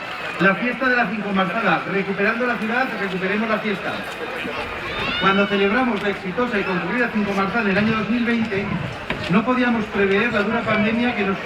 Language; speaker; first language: Spanish; native; Spanish